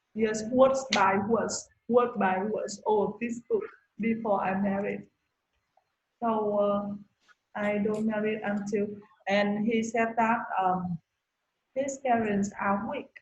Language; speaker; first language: English; non-native, learner; Vietnamese